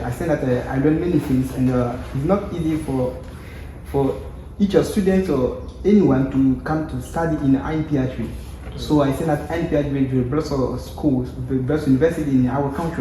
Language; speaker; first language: English; non-native, learner; French